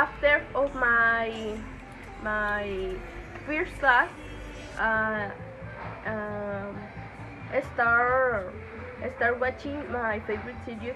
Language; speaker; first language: English; non-native, learner; Spanish